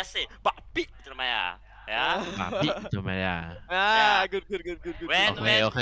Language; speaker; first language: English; non-native, learner; Indonesian